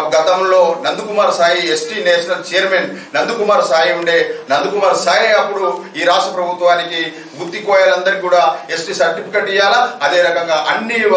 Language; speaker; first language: Telugu; non-native, local second language; Gondi